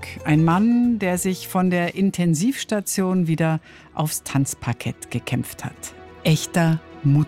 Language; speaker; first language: German; native; German